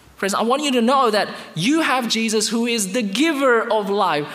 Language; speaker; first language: English; non-native, fluent; Indonesian